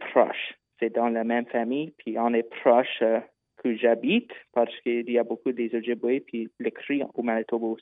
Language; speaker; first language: French; non-native, local second language; English